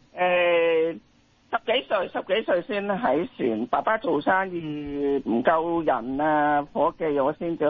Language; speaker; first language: Cantonese; native; Cantonese